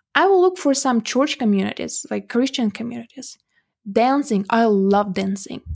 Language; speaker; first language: English; non-native, fluent; Russian